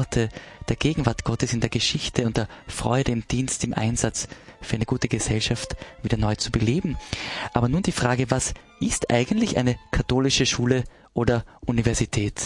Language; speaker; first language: German; native; German